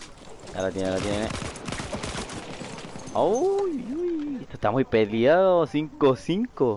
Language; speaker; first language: Spanish; native; Spanish